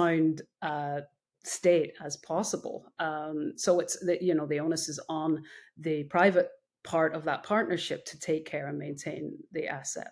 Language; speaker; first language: English; native; English